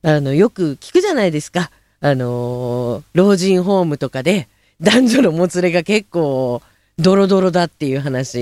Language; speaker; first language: Japanese; native; Japanese